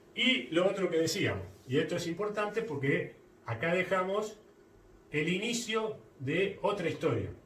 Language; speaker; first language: Spanish; native; Spanish